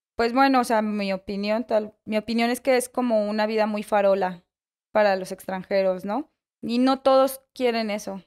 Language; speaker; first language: Spanish; native; Spanish